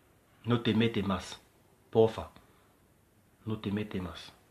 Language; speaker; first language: Spanish; non-native, learner; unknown